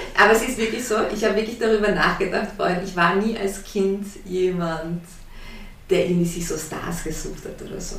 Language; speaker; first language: German; early bilingual, heritage; German